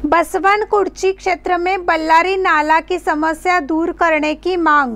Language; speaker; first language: Hindi; non-native, local second language; Marathi